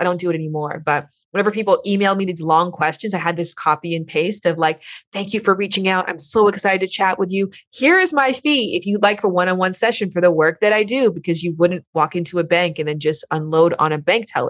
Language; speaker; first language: English; native; English